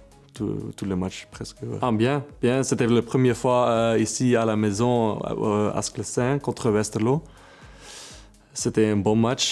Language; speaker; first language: French; non-native, local second language; Dutch